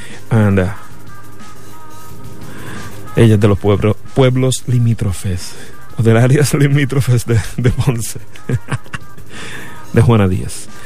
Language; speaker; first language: Spanish; native; Spanish